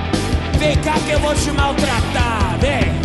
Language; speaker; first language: Portuguese; native; Portuguese